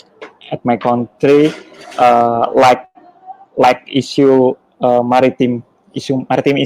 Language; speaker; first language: English; non-native, learner; Indonesian